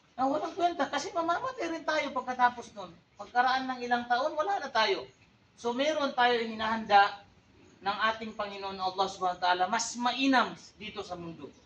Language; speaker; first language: Filipino; non-native, local second language; Tausug